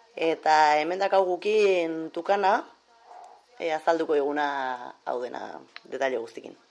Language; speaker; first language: Basque; native; Basque